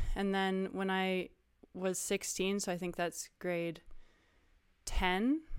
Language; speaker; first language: English; native; English